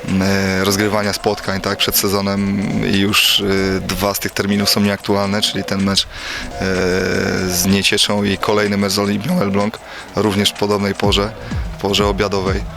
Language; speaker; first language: Polish; native; Polish